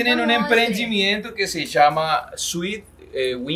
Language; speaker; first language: Portuguese; non-native, learner; Spanish